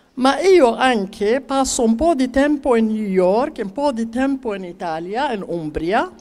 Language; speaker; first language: Italian; non-native, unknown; Arabic